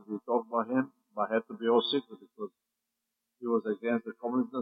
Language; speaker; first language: English; non-native, fluent; Croatian